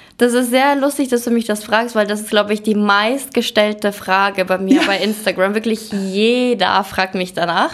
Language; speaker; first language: German; early bilingual, other home language; Russian